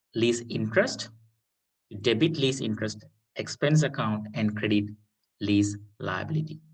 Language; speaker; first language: English; non-native, local second language; Sinhala